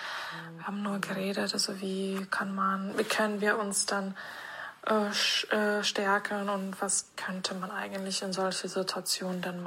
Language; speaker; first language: German; non-native, fluent; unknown